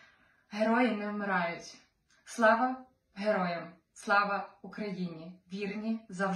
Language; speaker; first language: Ukrainian; native; Ukrainian